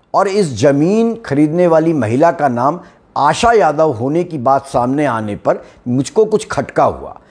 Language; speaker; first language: Hindi; native; Hindi